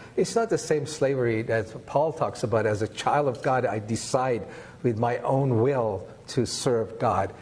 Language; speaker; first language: English; non-native, fluent; Persian